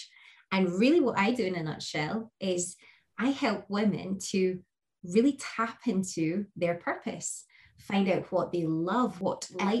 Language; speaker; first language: English; native; English